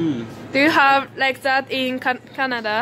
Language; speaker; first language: English; non-native, learner; Japanese